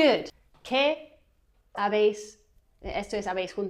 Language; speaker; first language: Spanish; non-native, fluent; English